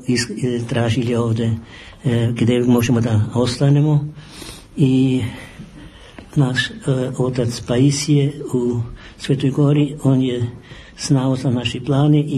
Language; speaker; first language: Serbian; non-native, fluent; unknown